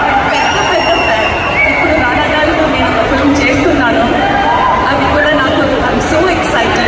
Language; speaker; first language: Telugu; non-native, fluent; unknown